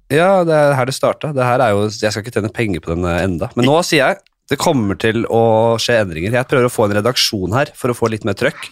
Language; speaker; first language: Norwegian; native; Norwegian